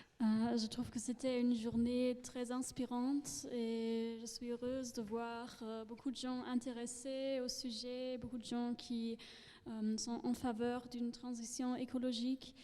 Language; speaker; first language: French; non-native, local second language; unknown